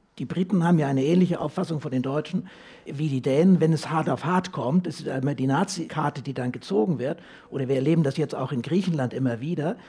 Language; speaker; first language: German; native; German